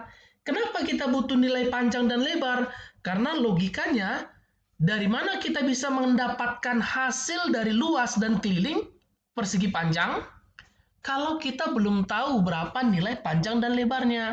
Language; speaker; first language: Indonesian; native; Indonesian